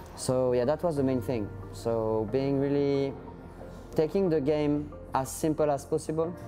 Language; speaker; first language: English; non-native, fluent; French